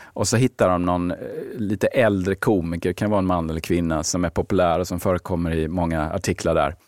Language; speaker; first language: Swedish; native; Swedish